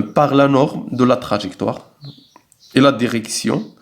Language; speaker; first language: French; non-native, local second language; Arabic